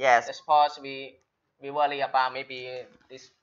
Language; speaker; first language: English; non-native, learner; Chinese